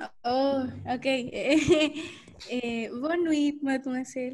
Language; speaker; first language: French; non-native, learner; Spanish